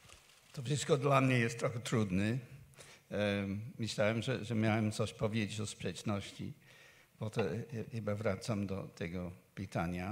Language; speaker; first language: Polish; non-native, fluent; English